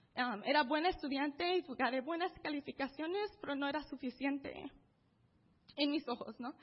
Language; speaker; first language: Spanish; early bilingual, heritage; Spanish